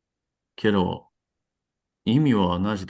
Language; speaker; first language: Japanese; non-native, learner; English